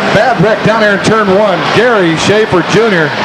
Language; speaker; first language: English; native; English